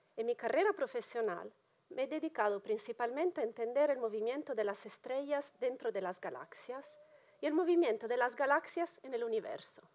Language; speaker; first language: Spanish; non-native, fluent; Italian